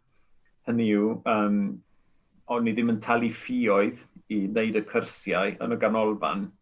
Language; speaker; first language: Welsh; non-native, fluent; Spanish